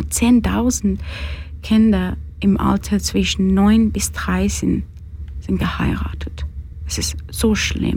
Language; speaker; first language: German; non-native, fluent; Persian